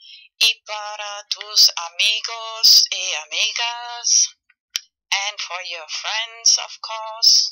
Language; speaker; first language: Spanish; non-native, fluent; German